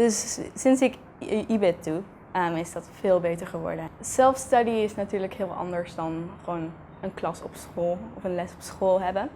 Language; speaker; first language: Dutch; early bilingual, heritage; Dutch